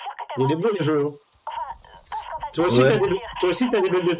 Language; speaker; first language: French; native; French